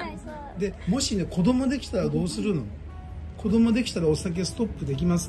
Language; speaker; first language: Japanese; native; Japanese